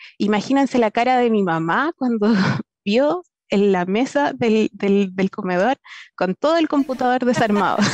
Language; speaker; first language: Spanish; native; Spanish